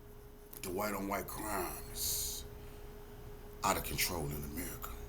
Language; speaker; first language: English; native; English